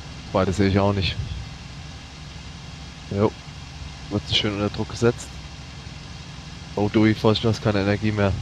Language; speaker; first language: German; native; German